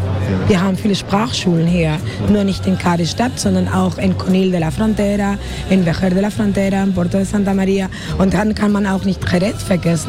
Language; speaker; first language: German; non-native, fluent; Spanish